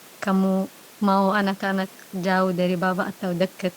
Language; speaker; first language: Indonesian; non-native, learner; Arabic